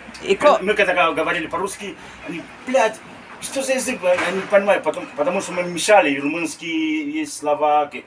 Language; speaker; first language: Russian; early bilingual, heritage; Russian